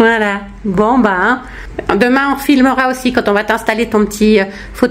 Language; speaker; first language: French; native; French